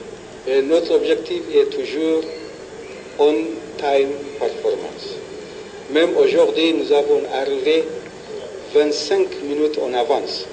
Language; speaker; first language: French; non-native, fluent; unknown